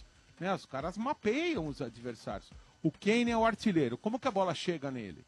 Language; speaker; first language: Portuguese; native; Portuguese